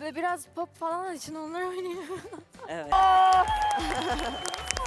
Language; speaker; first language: Turkish; non-native, fluent; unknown